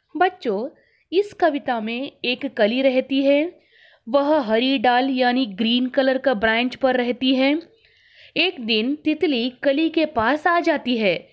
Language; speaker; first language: Hindi; non-native, local second language; Kannada